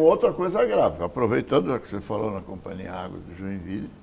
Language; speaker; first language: Portuguese; native; Portuguese